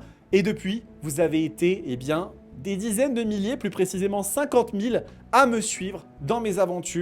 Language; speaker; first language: French; native; French